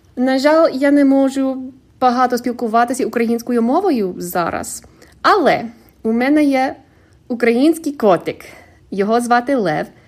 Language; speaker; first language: Ukrainian; non-native, fluent; English